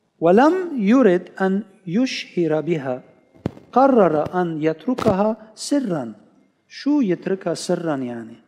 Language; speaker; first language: Arabic; non-native, local second language; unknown